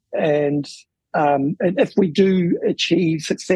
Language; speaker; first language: English; native; English